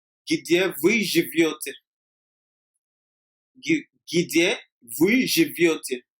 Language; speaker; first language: Russian; non-native, learner; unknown